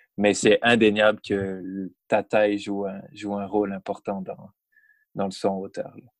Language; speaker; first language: French; native; French